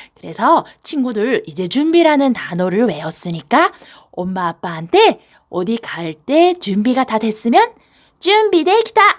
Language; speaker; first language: Korean; non-native, fluent; Japanese